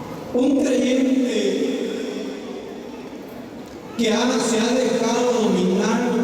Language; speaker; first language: Spanish; native; Spanish